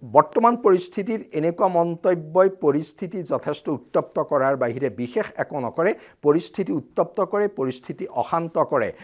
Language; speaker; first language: Assamese; native; Assamese